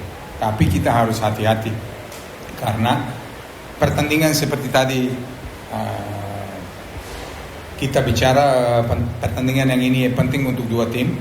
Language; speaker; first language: Indonesian; non-native, fluent; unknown